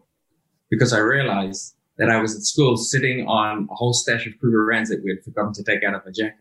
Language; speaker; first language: English; native; English